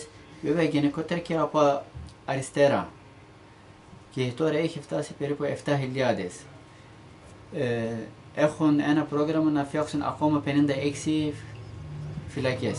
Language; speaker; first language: Greek; non-native, learner; Turkish